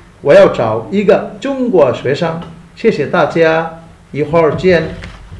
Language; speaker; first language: Chinese; non-native, fluent; Bangla